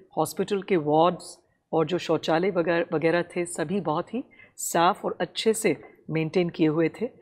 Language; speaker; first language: Hindi; non-native, local second language; Tamil